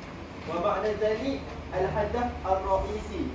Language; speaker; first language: Arabic; non-native, learner; Malay